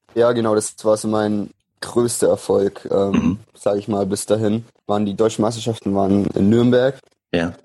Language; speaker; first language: German; native; German